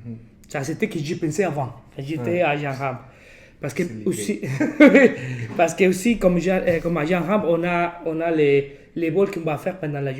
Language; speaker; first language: French; non-native, fluent; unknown